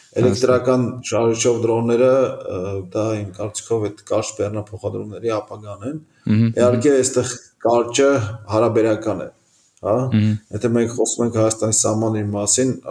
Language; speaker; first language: Armenian; native; Armenian